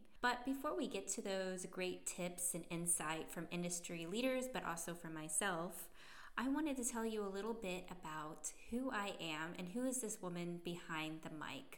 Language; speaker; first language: English; native; English